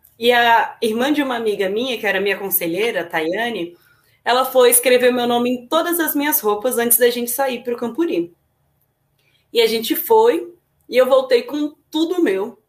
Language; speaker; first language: Portuguese; native; Portuguese